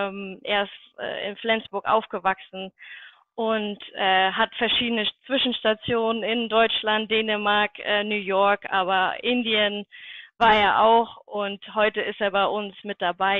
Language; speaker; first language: German; native; German